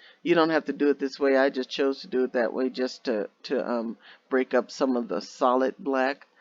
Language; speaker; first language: English; native; English